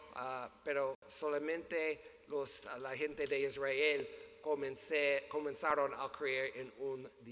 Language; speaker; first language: Spanish; non-native, learner; English